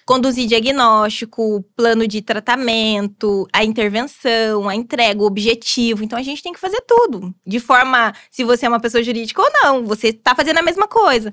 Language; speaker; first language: Portuguese; native; Portuguese